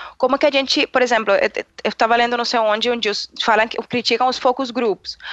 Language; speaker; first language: Portuguese; non-native, fluent; Spanish